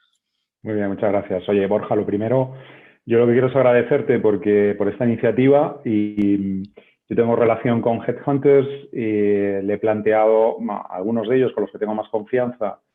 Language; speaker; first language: Spanish; native; Spanish